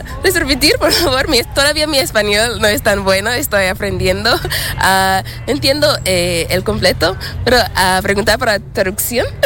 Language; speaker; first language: Spanish; non-native, learner; English